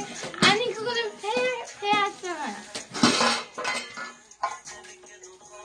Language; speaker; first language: Korean; non-native, learner; Swedish